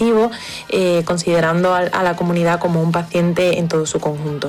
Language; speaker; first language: Spanish; native; Spanish